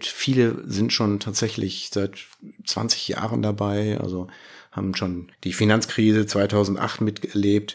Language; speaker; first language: German; native; German